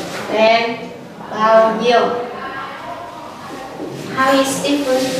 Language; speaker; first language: English; non-native, learner; Vietnamese